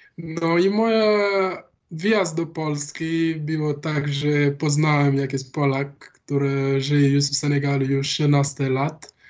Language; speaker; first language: Polish; non-native, learner; Wolof